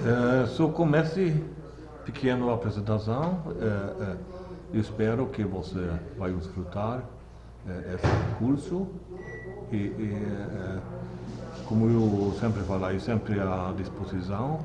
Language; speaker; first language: Portuguese; non-native, learner; Swedish